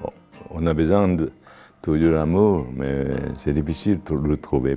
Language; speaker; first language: French; non-native, fluent; Japanese